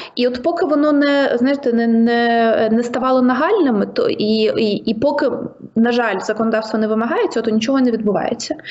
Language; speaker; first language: Ukrainian; native; Ukrainian